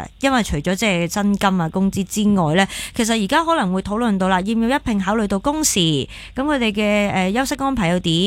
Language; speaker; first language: Cantonese; native; Cantonese